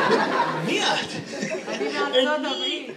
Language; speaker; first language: Hebrew; non-native, local second language; Arabic